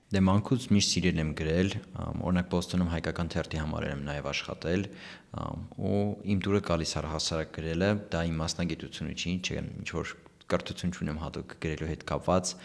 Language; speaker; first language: Armenian; early bilingual, heritage; Armenian